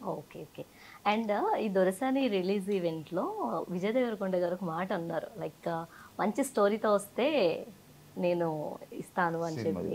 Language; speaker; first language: Telugu; native; Telugu